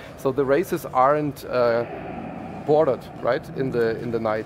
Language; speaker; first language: English; non-native, fluent; German